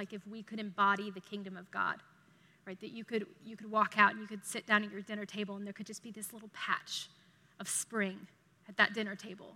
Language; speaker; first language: English; native; English